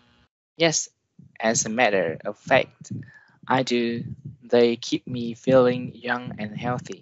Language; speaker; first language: English; non-native, learner; Vietnamese